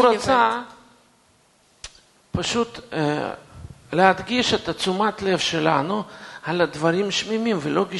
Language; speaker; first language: Hebrew; non-native, fluent; Russian